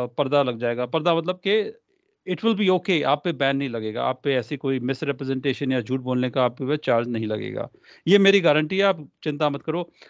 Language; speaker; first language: Hindi; non-native, local second language; Punjabi